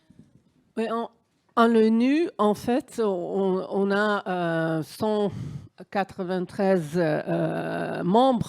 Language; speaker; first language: French; non-native, fluent; Dutch